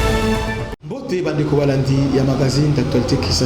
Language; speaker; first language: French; non-native, local second language; Lingala